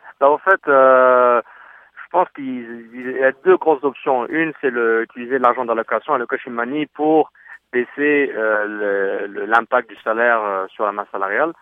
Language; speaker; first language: French; native; French